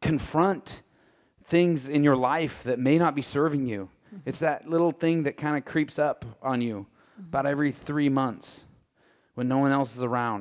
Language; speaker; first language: English; native; English